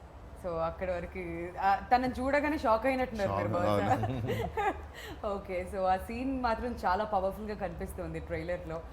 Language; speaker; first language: Telugu; native; Telugu